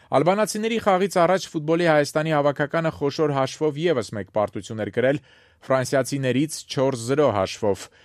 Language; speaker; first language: Armenian; native; Armenian